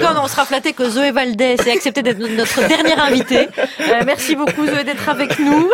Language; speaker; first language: French; native; French